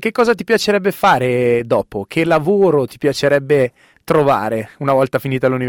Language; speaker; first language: Italian; native; Italian